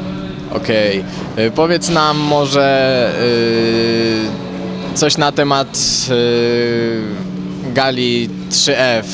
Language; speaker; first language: Polish; native; Polish